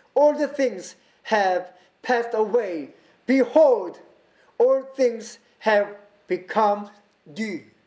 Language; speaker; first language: English; non-native, learner; Korean